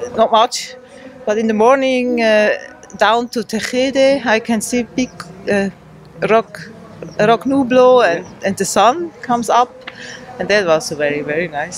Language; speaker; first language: English; non-native, learner; German